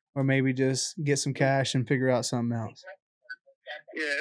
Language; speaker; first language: English; native; English